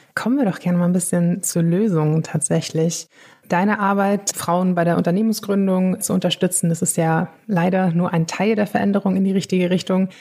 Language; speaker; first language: German; native; German